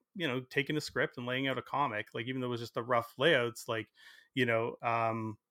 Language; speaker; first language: English; native; English